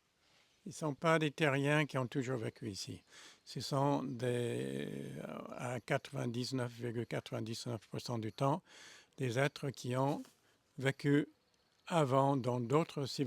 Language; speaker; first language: French; non-native, fluent; English